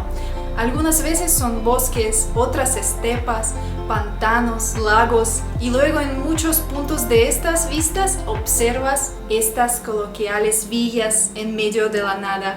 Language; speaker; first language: Spanish; non-native, fluent; Russian